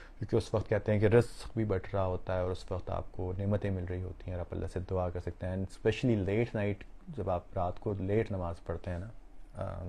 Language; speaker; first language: Urdu; native; Urdu